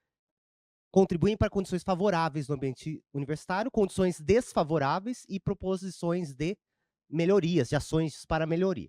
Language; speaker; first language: Portuguese; native; Portuguese